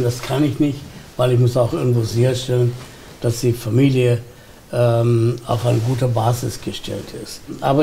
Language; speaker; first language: German; non-native, fluent; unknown